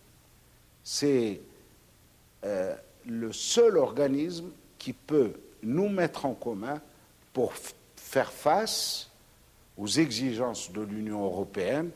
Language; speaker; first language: French; non-native, local second language; Arabic